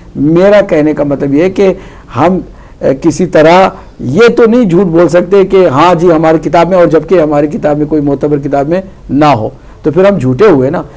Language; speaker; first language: Urdu; native; Urdu